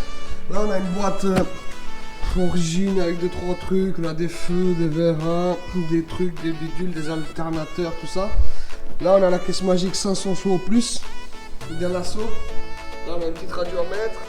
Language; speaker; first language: French; native; French